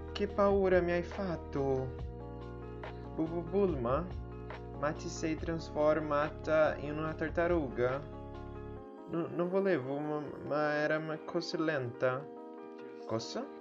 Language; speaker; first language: Italian; non-native, learner; Portuguese